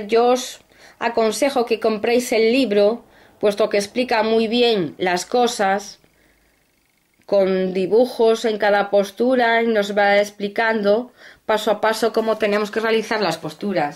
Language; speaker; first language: Spanish; native; Spanish